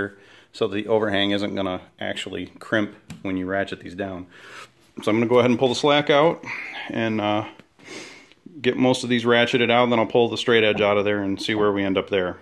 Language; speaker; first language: English; native; English